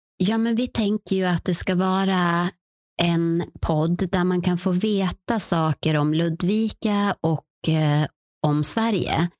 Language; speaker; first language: Swedish; native; Swedish